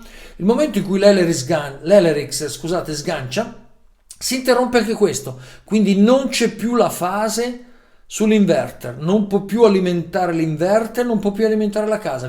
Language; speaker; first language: Italian; native; Italian